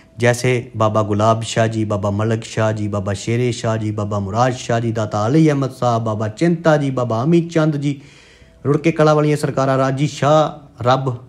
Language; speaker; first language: Hindi; non-native, local second language; Punjabi